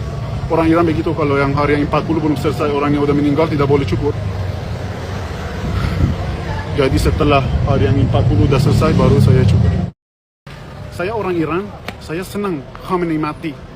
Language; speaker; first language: Indonesian; non-native, learner; Persian